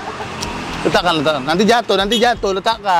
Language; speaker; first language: Indonesian; native; Indonesian